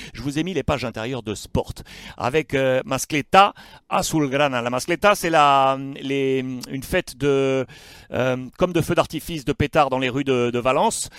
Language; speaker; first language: French; native; French